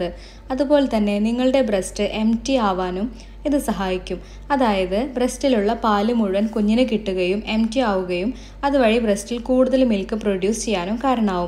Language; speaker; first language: Malayalam; native; Malayalam